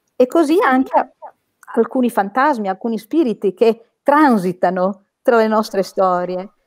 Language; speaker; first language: Italian; native; Italian